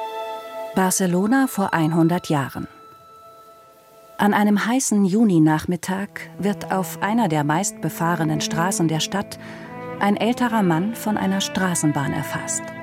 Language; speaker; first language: German; native; German